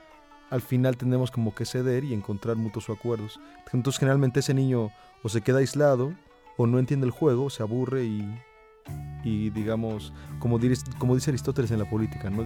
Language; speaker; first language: Spanish; native; Spanish